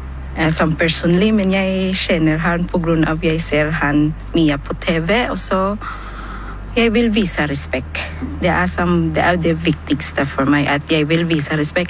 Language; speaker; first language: Norwegian; non-native, learner; Filipino